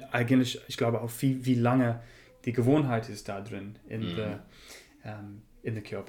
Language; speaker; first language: German; non-native, learner; English